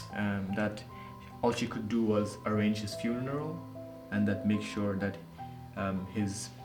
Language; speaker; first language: English; non-native, local second language; Nepali